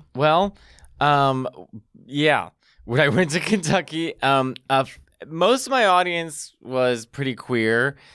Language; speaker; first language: English; early bilingual, other home language; Spanish